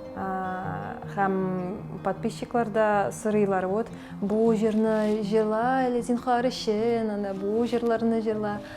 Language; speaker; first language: Tatar; non-native, local second language; Russian